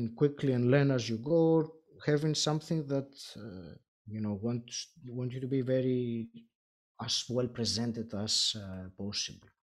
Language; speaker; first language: English; non-native, fluent; Greek